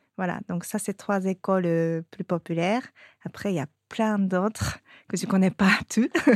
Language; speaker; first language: French; non-native, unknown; Japanese